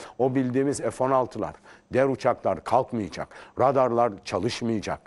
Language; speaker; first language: Turkish; native; Turkish